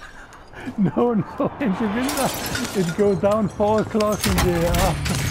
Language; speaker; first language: English; early bilingual, other home language; Turkish